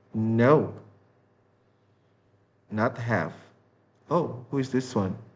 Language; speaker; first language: English; non-native, fluent; Indonesian